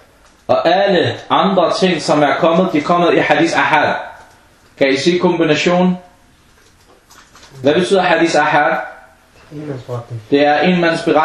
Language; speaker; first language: Danish; non-native, fluent; Arabic